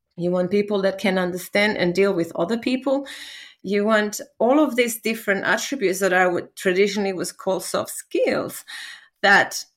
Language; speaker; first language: English; non-native, fluent; Spanish